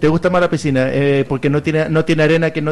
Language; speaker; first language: Spanish; native; Spanish